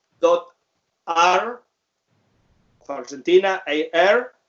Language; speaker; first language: English; non-native, fluent; Spanish